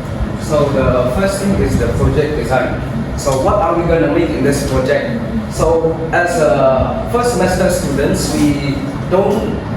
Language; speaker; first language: English; non-native, learner; Indonesian